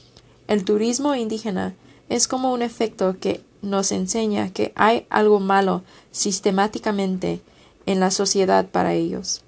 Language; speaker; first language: Spanish; non-native, fluent; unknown